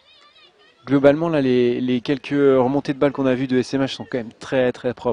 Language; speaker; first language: French; native; French